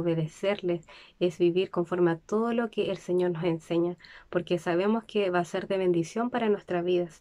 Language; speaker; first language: Spanish; native; Spanish